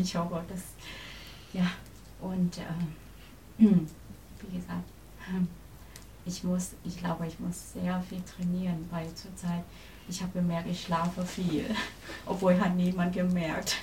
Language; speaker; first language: German; non-native, learner; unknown